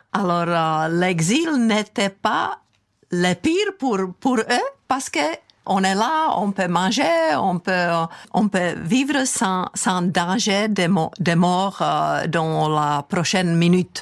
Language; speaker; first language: French; non-native, fluent; Czech